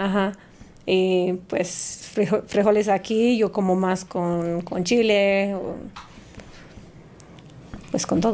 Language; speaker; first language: Spanish; non-native, fluent; English